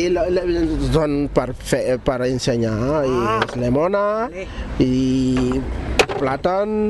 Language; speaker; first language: Catalan; non-native, learner; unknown